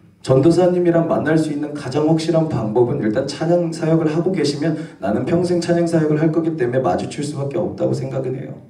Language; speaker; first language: Korean; native; Korean